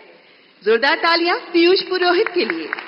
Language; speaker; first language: Hindi; native; Hindi